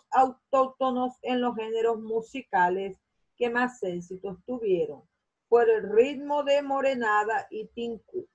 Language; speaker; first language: Spanish; non-native, fluent; Portuguese